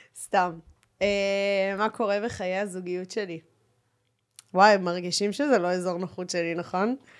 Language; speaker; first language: Hebrew; native; Hebrew